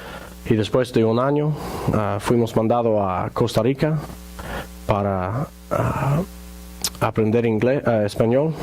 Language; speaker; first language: Spanish; non-native, fluent; English